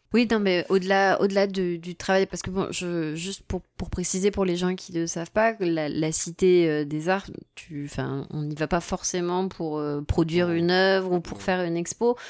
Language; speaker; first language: French; native; French